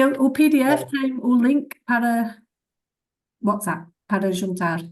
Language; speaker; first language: Portuguese; non-native, learner; English